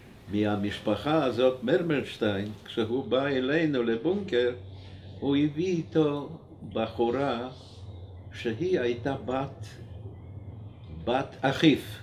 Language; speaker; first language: Hebrew; non-native, fluent; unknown